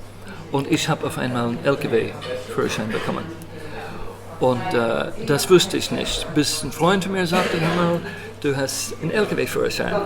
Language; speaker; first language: German; non-native, fluent; English